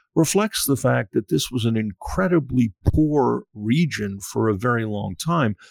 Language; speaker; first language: English; native; English